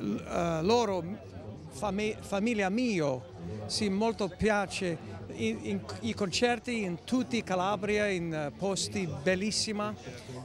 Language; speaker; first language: Italian; non-native, learner; English